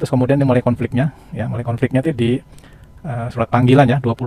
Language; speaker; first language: Indonesian; native; Indonesian